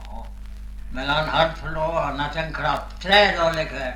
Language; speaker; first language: Swedish; native; Swedish